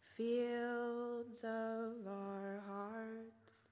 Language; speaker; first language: English; native; English